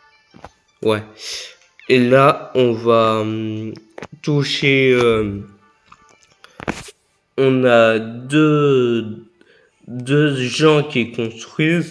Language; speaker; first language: French; native; French